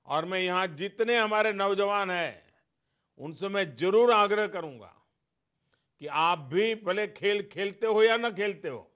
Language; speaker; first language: Hindi; non-native, local second language; Gujarati